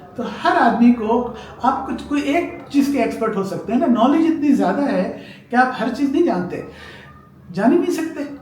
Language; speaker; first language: Urdu; native; Urdu